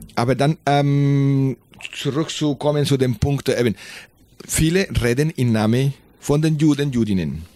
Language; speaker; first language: German; non-native, fluent; Spanish